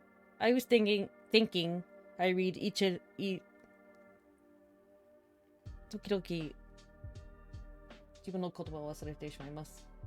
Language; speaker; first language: Japanese; non-native, learner; English